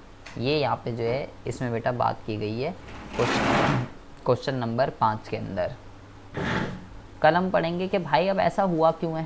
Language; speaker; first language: Hindi; native; Hindi